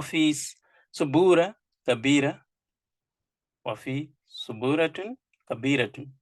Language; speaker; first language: Arabic; non-native, fluent; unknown